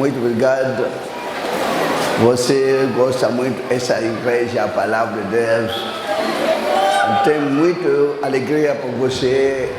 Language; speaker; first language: Portuguese; non-native, learner; Lingala